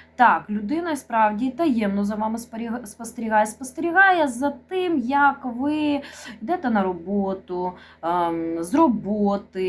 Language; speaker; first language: Ukrainian; non-native, local second language; Russian